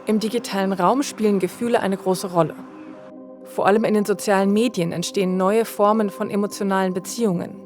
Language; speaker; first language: German; native; German